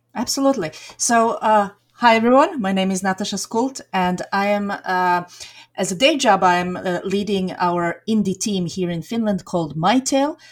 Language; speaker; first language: English; non-native, fluent; Serbian